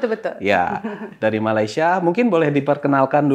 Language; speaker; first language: Indonesian; native; Indonesian